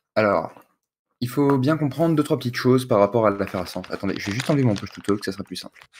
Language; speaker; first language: French; native; French